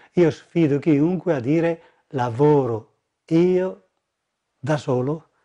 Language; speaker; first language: Italian; native; Italian